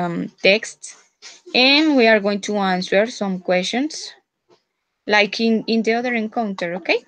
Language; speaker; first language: English; non-native, fluent; Spanish